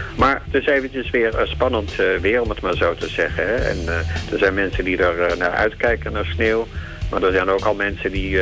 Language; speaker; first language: Dutch; native; Dutch